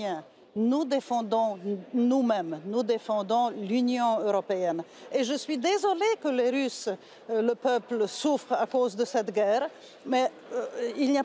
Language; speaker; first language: French; non-native, fluent; Polish